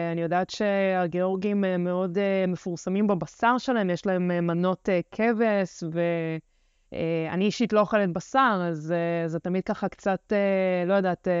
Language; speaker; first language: Hebrew; early bilingual, other home language; Russian